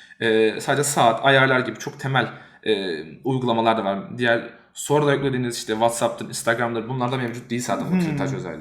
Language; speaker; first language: Turkish; native; Turkish